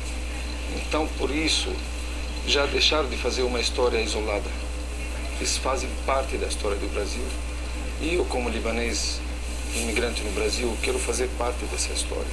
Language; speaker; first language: Portuguese; non-native, fluent; Arabic